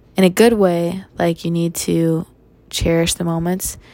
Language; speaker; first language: English; native; English